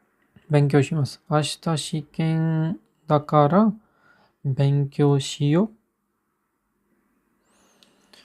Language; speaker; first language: Japanese; non-native, learner; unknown